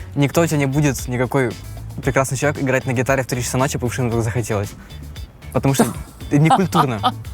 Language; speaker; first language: Russian; native; Russian